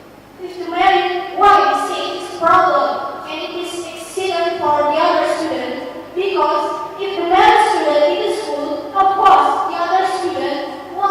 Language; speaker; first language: English; non-native, learner; Indonesian